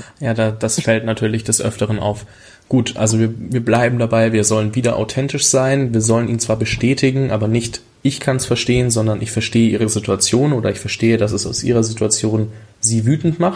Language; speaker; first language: German; native; German